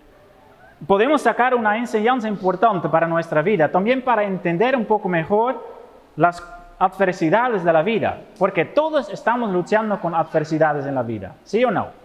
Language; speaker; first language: Spanish; non-native, fluent; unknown